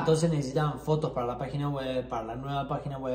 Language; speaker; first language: Spanish; native; Spanish